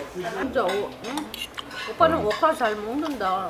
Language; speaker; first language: Korean; non-native, learner; Filipino